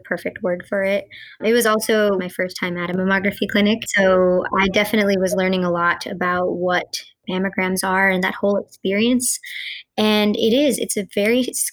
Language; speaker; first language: English; early bilingual, other home language; Gujarati